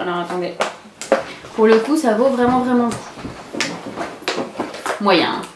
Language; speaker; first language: French; native; French